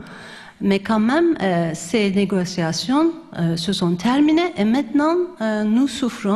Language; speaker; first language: French; non-native, fluent; Turkish